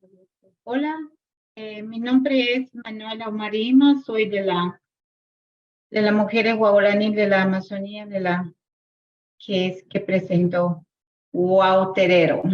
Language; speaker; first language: Spanish; non-native, local second language; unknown